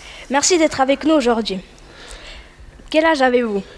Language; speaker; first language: French; native; French